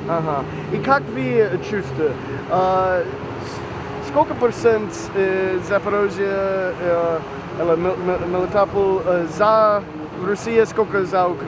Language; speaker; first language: Russian; non-native, learner; English